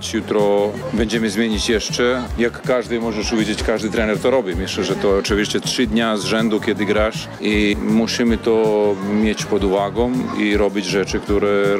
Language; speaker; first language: Polish; non-native, fluent; Serbian